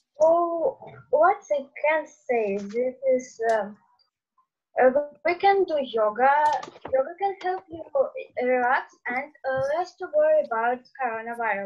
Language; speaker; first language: English; non-native, learner; Russian